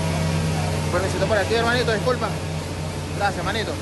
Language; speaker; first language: Spanish; native; Spanish